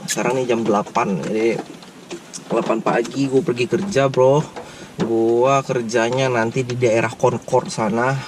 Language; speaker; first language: Indonesian; native; Indonesian